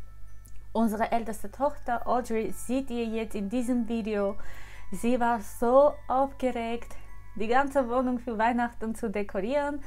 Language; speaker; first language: German; non-native, fluent; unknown